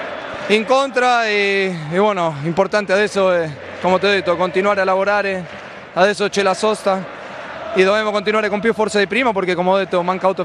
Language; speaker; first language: Italian; non-native, fluent; Spanish